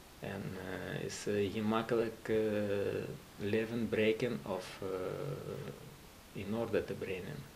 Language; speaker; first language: Dutch; non-native, learner; Russian